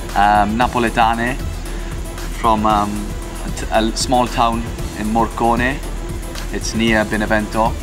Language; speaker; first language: English; native; English